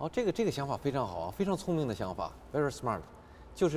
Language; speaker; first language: Chinese; native; Chinese